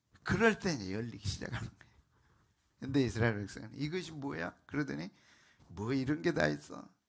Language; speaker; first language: Korean; native; Korean